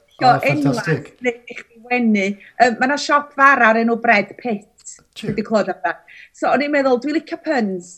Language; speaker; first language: Welsh; native; Welsh